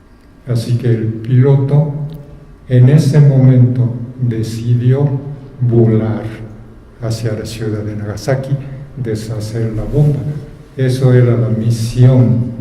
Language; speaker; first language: Spanish; non-native, fluent; Japanese